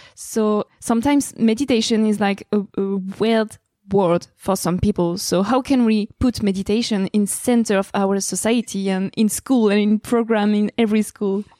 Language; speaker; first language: English; non-native, fluent; French